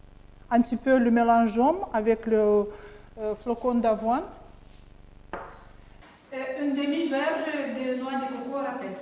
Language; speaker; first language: French; non-native, learner; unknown